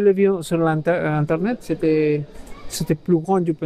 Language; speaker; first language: French; non-native, fluent; Spanish